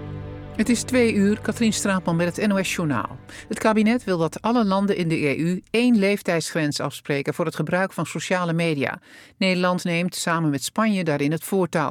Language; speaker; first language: Dutch; native; Dutch